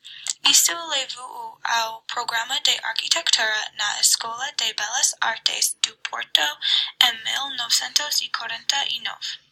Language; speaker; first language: Portuguese; non-native, learner; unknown